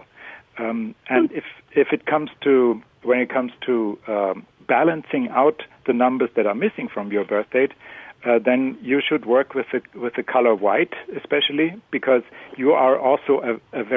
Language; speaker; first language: English; non-native, fluent; German